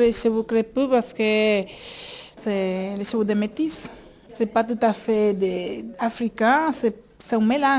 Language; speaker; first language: French; non-native, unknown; Spanish